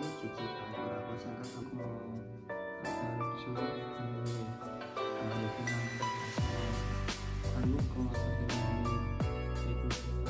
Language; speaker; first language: Korean; non-native, learner; Vietnamese